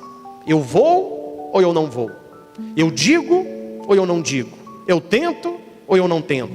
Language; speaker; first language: Portuguese; native; Portuguese